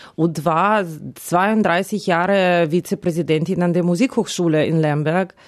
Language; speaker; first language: German; non-native, fluent; Ukrainian